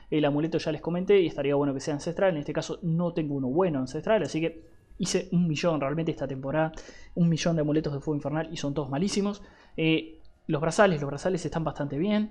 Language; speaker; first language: Spanish; native; Spanish